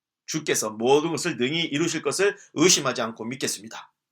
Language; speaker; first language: Korean; native; Korean